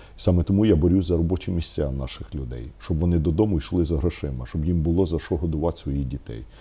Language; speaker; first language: Ukrainian; native; Ukrainian